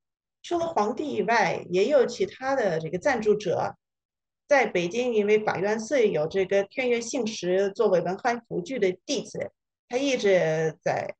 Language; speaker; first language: Chinese; non-native, fluent; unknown